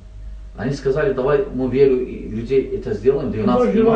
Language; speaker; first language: Russian; non-native, learner; Azerbaijani